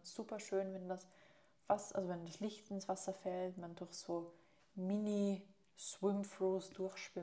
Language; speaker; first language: German; native; German